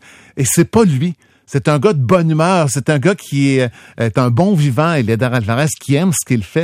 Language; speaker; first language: French; native; French